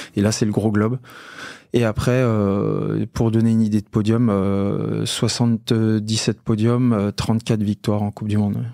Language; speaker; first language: French; native; French